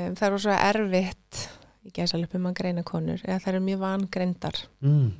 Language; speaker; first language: Icelandic; non-native, local second language; Swedish